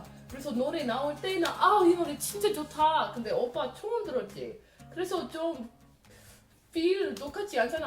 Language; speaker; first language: Korean; non-native, learner; English